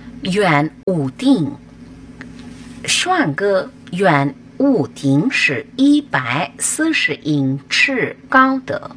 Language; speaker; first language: Chinese; non-native, fluent; Hindi